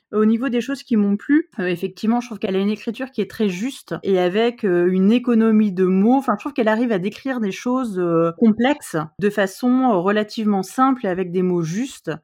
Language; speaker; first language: French; native; French